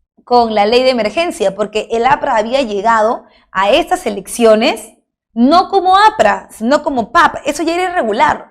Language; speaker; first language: Spanish; native; Spanish